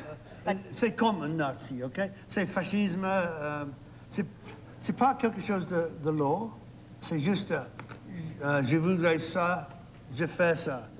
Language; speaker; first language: French; non-native, learner; English